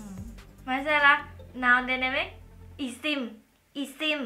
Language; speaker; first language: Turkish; non-native, learner; Thai